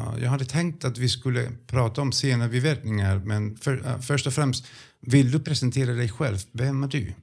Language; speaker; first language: Swedish; non-native, fluent; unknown